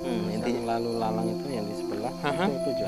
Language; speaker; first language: Indonesian; native; Indonesian